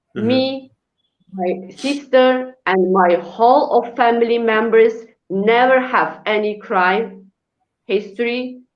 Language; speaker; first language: English; non-native, learner; Uyghur